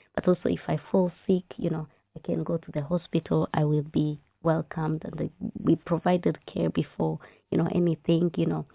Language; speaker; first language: English; non-native, local second language; Kinyarwanda